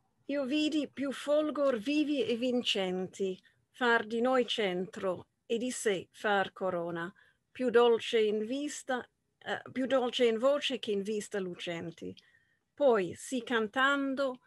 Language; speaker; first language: Italian; non-native, fluent; English